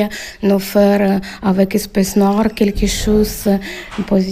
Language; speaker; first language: French; non-native, learner; Ukrainian